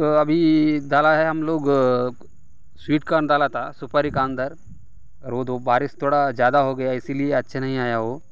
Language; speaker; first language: Hindi; non-native, local second language; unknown